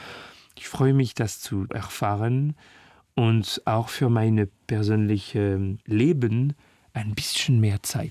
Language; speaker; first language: German; non-native, learner; French